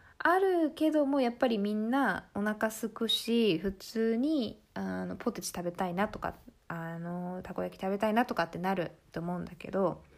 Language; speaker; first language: Japanese; native; Japanese